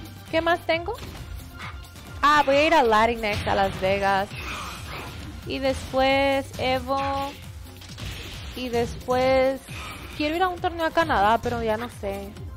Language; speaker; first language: Spanish; native; Spanish